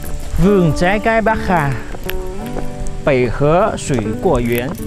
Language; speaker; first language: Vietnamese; non-native, fluent; Chinese